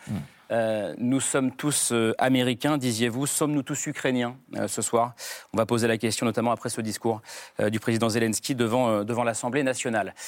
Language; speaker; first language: French; native; French